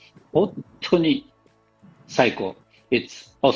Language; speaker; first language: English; non-native, learner; Japanese